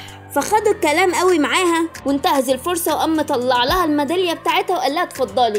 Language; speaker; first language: Arabic; native; Arabic